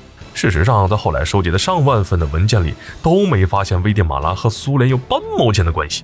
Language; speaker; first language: Chinese; native; Chinese